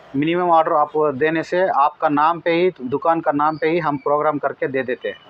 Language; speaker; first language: Hindi; non-native, local second language; Telugu